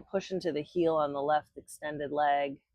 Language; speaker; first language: English; native; English